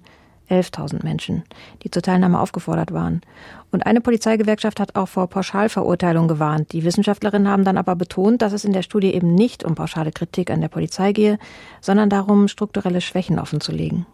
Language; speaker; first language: German; native; German